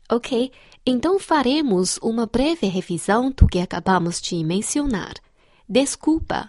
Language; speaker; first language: Portuguese; non-native, fluent; Chinese